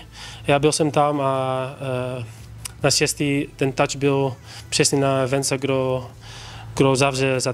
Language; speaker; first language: Czech; non-native, learner; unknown